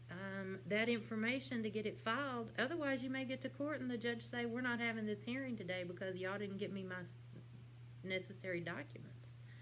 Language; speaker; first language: English; native; English